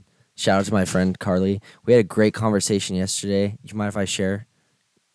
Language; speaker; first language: English; native; English